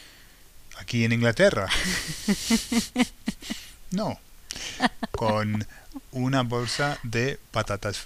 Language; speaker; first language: Spanish; non-native, fluent; English